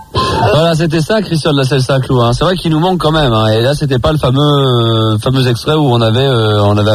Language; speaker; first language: French; native; French